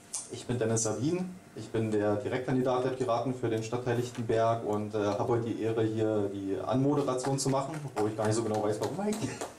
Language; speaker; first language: German; native; German